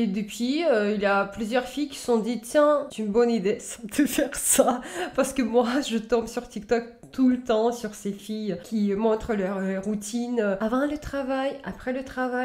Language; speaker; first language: French; native; French